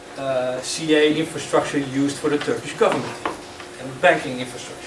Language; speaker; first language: English; non-native, fluent; Dutch